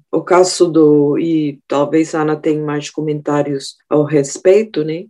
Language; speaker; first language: Portuguese; non-native, fluent; Spanish